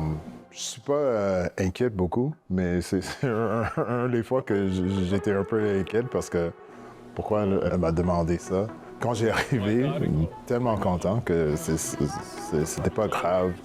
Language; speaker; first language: French; non-native, local second language; English